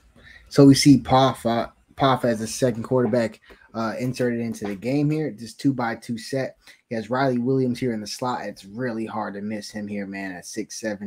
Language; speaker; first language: English; native; English